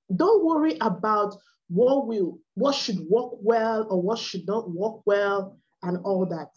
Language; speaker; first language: English; non-native, local second language; Igbo